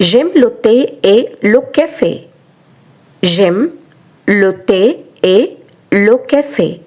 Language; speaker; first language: French; non-native, fluent; Telugu